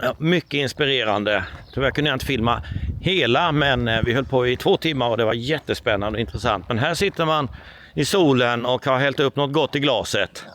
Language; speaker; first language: Swedish; native; Swedish